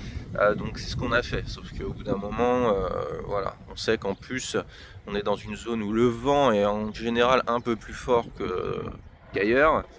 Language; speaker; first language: French; native; French